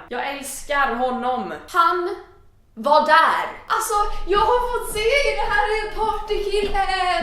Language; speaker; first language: Swedish; native; Swedish